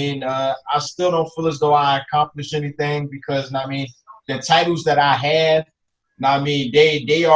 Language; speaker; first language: English; native; English